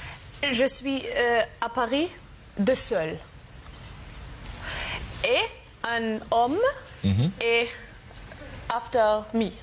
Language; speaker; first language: French; non-native, learner; German